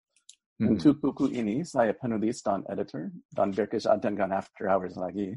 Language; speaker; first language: Indonesian; non-native, fluent; English